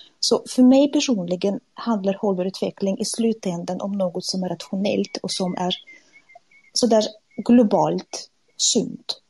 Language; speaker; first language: Swedish; non-native, fluent; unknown